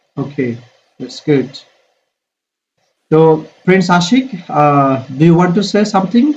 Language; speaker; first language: English; non-native, fluent; Bangla